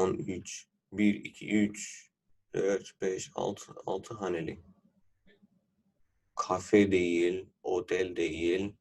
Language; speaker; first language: Turkish; non-native, fluent; Urdu